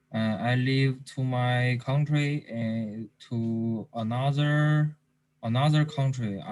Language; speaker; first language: English; non-native, learner; Chinese